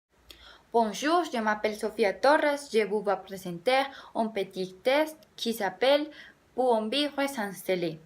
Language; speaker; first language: French; non-native, learner; Spanish